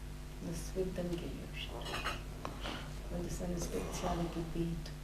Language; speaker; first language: German; non-native, fluent; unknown